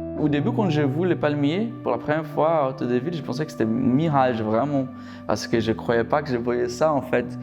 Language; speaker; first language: French; non-native, fluent; Portuguese